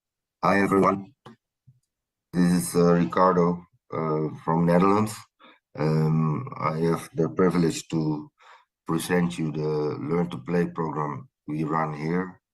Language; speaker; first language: English; non-native, fluent; Dutch